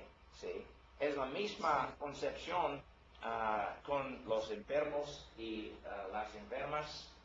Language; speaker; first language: Spanish; non-native, learner; English